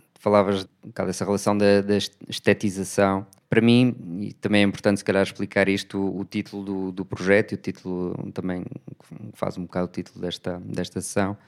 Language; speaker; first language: Portuguese; native; Portuguese